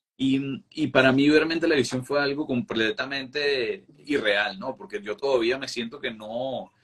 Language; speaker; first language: Spanish; native; Spanish